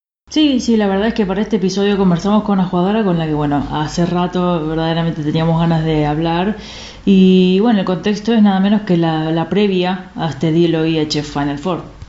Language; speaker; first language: Spanish; native; Spanish